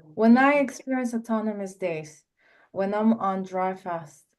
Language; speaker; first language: English; non-native, learner; Russian